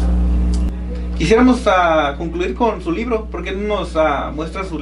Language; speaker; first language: Spanish; native; Spanish